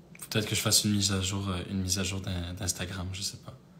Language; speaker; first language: French; native; French